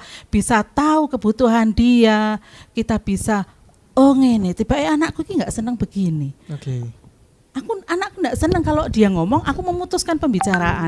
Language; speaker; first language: Indonesian; non-native, local second language; Javanese